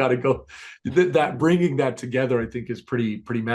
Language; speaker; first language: English; native; English